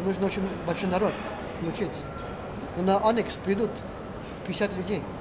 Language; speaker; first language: Russian; early bilingual, heritage; Russian